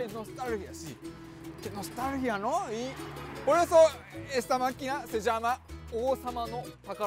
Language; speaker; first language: Spanish; non-native, fluent; Japanese